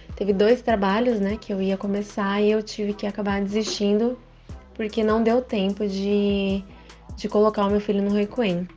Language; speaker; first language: Portuguese; early bilingual, other home language; Japanese